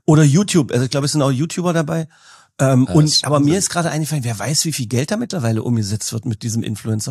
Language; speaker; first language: German; native; German